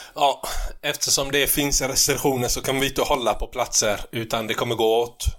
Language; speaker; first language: Swedish; early bilingual, other home language; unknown